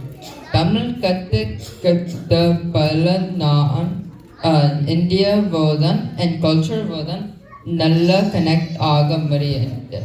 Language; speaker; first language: Tamil; early bilingual, heritage; English